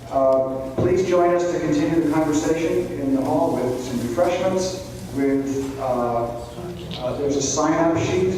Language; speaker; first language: English; native; English